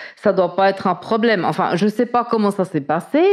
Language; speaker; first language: French; native; French